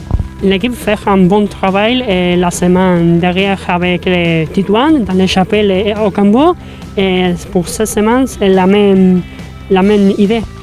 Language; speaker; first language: French; non-native, learner; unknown